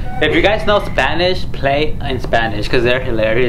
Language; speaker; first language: English; early bilingual, other home language; Spanish